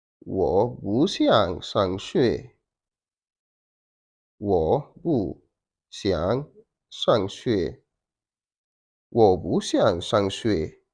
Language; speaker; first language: Chinese; non-native, fluent; Wolof